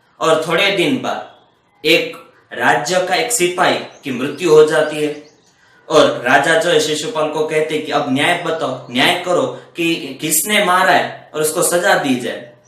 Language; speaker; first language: Hindi; non-native, local second language; Gujarati